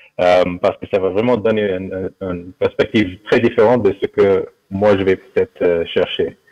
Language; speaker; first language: French; non-native, fluent; English